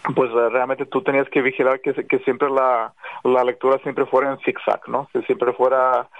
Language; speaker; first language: Spanish; non-native, fluent; Serbian